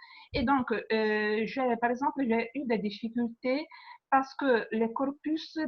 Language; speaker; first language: French; non-native, fluent; Italian